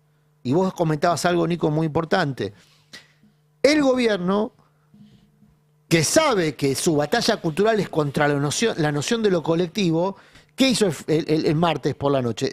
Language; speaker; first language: Spanish; native; Spanish